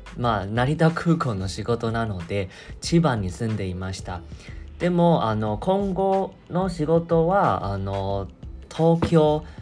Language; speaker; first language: Japanese; non-native, fluent; Chinese